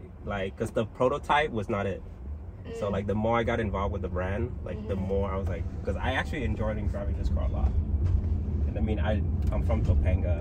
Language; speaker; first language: English; early bilingual, other home language; Vietnamese